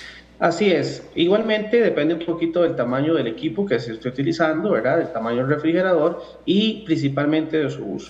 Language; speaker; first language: Spanish; native; Spanish